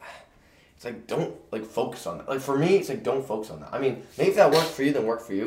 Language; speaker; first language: English; native; English